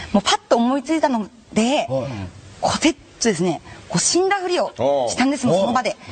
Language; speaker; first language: Japanese; native; Japanese